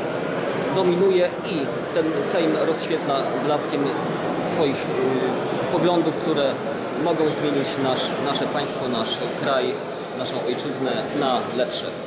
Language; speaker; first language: Polish; native; Polish